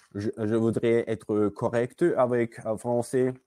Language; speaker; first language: French; non-native, learner; Russian